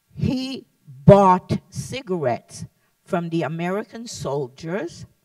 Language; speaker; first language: English; early bilingual, other home language; Lithuanian